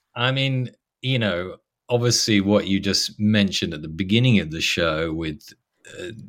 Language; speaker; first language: English; native; English